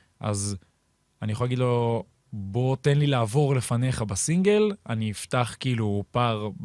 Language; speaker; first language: Hebrew; native; Hebrew